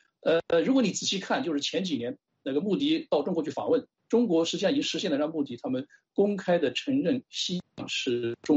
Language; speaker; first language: Chinese; native; Chinese